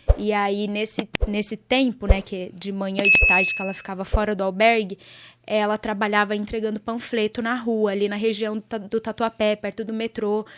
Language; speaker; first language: Portuguese; early bilingual, other home language; Arabic